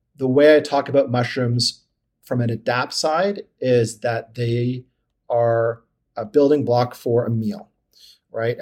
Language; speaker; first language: English; native; English